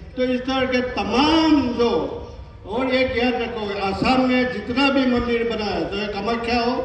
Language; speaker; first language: Hindi; non-native, local second language; Assamese